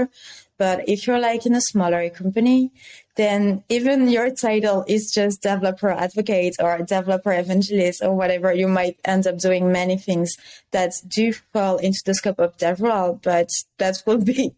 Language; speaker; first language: English; non-native, fluent; French